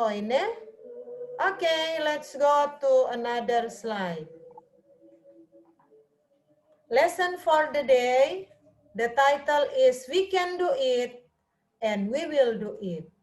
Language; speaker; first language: English; non-native, learner; Indonesian